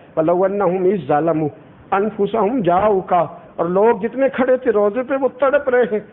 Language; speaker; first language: Urdu; non-native, local second language; Punjabi